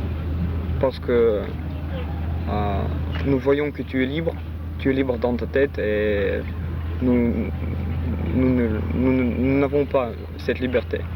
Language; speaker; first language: French; non-native, fluent; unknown